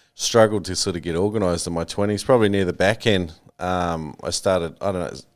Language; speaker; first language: English; native; English